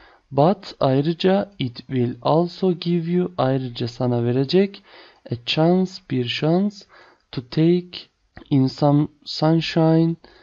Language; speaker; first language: English; non-native, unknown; Turkish